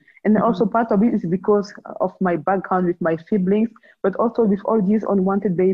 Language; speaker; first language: English; non-native, local second language; French